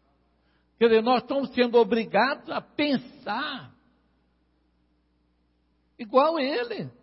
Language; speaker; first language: Portuguese; native; Portuguese